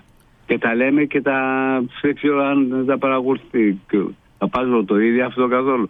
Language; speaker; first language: Greek; non-native, fluent; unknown